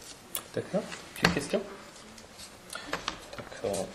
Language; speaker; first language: French; non-native, fluent; English